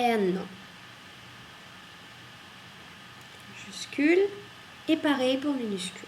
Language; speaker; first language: French; non-native, fluent; Russian